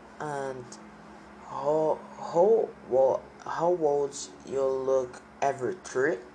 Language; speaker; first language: English; non-native, learner; Portuguese